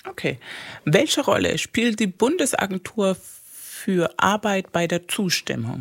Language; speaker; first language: German; non-native, fluent; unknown